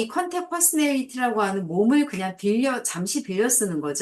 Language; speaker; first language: Korean; native; Korean